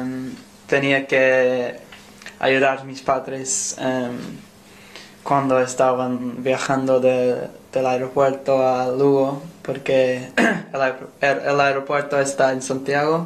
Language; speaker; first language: Spanish; non-native, learner; English